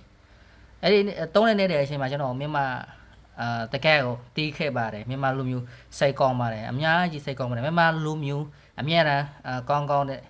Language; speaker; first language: Burmese; non-native, learner; Khmer